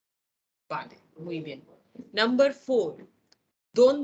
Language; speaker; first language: Spanish; non-native, fluent; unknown